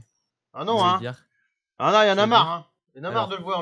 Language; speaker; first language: French; native; French